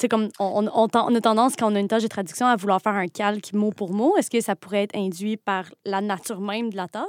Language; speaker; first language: French; native; French